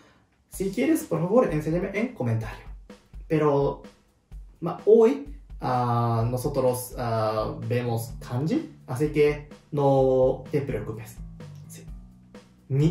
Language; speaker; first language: Spanish; non-native, learner; Japanese